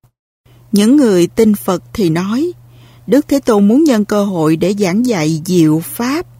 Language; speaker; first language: Vietnamese; native; Vietnamese